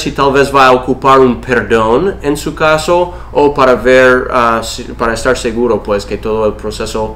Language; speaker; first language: Spanish; non-native, fluent; English